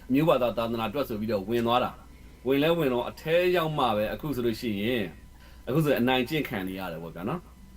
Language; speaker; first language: Burmese; native; Burmese